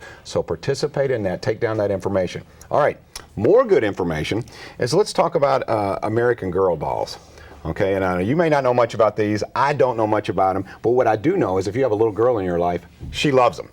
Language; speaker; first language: English; native; English